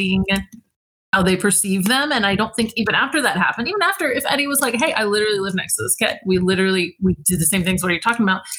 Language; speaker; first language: English; native; English